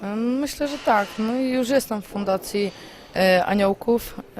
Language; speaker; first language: Polish; native; Polish